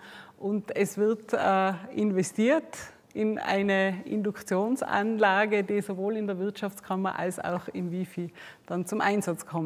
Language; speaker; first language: German; native; German